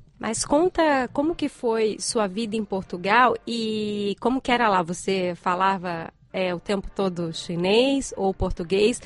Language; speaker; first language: Portuguese; native; Portuguese